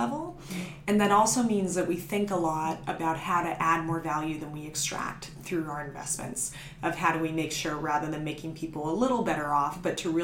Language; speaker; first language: English; native; English